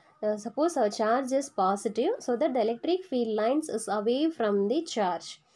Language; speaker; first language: English; non-native, local second language; Tamil